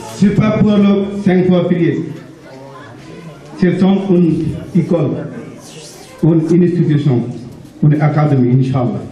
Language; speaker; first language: French; non-native, learner; Bangla